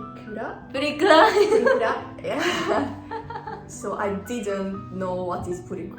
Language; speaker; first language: English; non-native, fluent; Hungarian